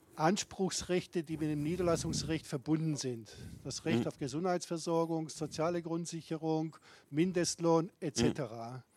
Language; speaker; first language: German; non-native, fluent; Bosnian